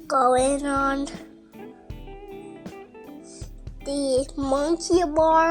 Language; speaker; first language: English; non-native, local second language; Jamaican Creole English